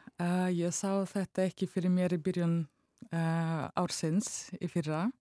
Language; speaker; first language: Icelandic; non-native, fluent; Russian